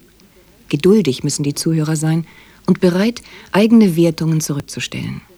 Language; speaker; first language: German; native; German